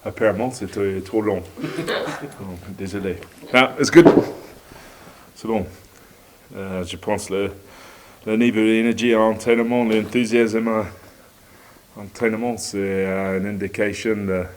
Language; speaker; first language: French; non-native, learner; English